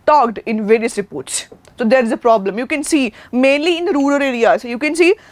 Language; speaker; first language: English; non-native, local second language; Punjabi